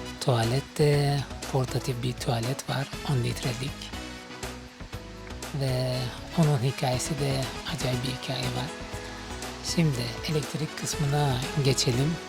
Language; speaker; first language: Turkish; non-native, fluent; Arabic